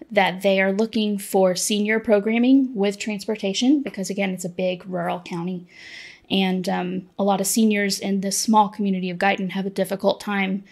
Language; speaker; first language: English; native; English